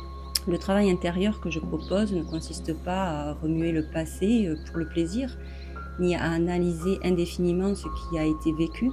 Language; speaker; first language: French; native; French